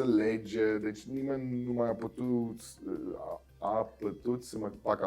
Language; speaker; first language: Romanian; non-native, fluent; Dutch